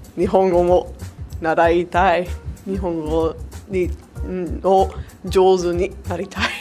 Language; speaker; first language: Japanese; non-native, learner; English